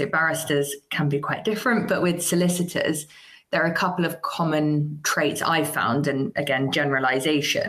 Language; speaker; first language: English; native; English